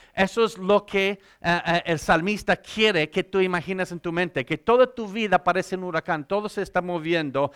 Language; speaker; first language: Spanish; non-native, fluent; English